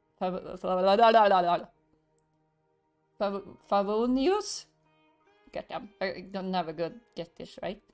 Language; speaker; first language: English; non-native, learner; Swedish